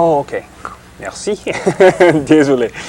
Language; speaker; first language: French; non-native, learner; English